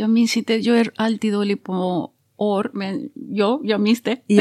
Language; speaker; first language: Swedish; non-native, fluent; Spanish